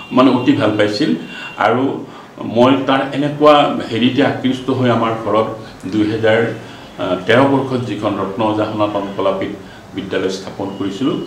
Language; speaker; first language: Assamese; native; Assamese